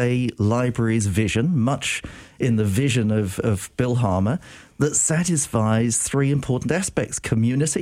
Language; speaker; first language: English; native; English